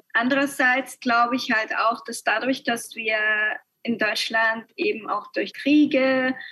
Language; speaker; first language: German; early bilingual, other home language; Spanish